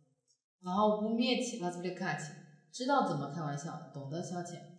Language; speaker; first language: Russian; non-native, fluent; Chinese